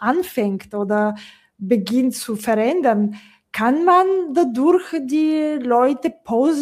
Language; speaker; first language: German; non-native, fluent; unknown